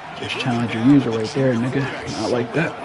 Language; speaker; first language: English; native; English